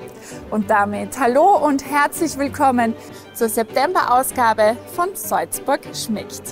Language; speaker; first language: German; native; German